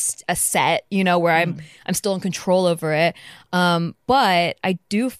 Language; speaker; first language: English; native; English